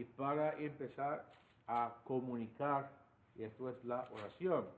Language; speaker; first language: Spanish; non-native, fluent; English